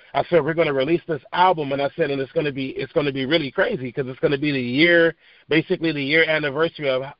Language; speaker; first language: English; native; English